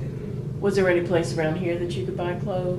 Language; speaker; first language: English; native; English